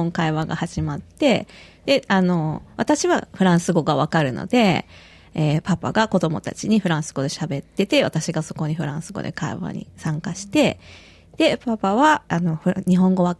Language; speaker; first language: Japanese; native; Japanese